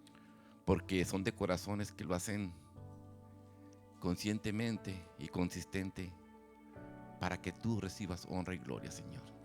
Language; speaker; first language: Spanish; native; Spanish